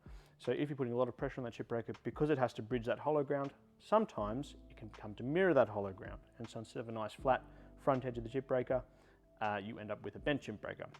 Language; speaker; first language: English; native; English